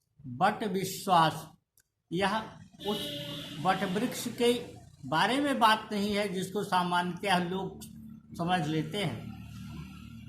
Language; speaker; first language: Hindi; native; Hindi